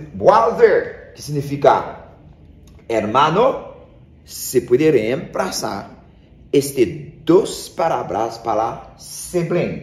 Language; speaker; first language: Spanish; non-native, fluent; Haitian Creole